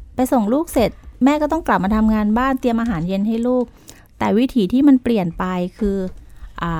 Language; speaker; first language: Thai; native; Thai